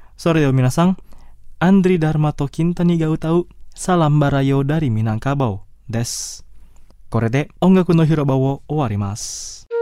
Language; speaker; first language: Japanese; non-native, fluent; Indonesian